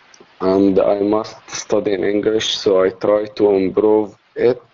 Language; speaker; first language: English; non-native, learner; Arabic